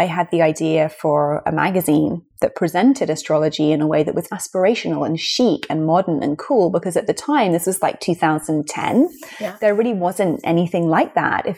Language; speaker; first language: English; native; English